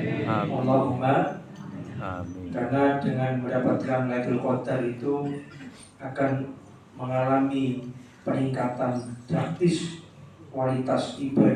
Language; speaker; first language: Indonesian; native; Indonesian